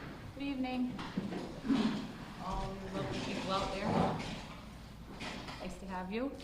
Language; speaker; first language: English; native; English